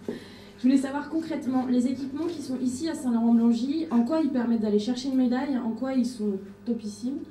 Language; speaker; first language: French; native; French